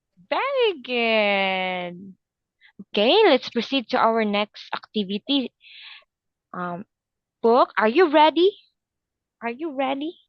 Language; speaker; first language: English; non-native, local second language; Filipino